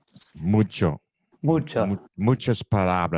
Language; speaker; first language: Spanish; non-native, learner; English